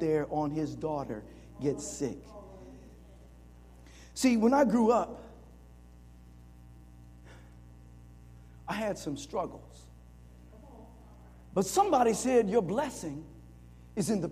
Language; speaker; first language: English; native; English